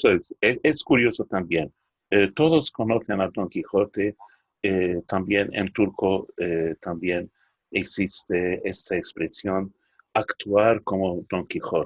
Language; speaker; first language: Spanish; early bilingual, heritage; Turkish